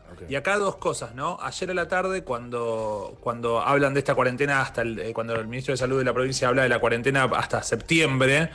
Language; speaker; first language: Spanish; native; Spanish